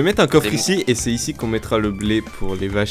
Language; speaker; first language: French; native; French